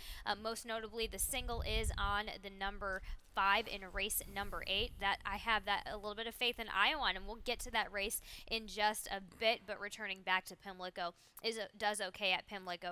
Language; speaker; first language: English; native; English